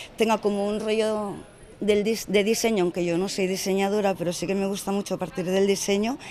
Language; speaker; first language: Spanish; native; Spanish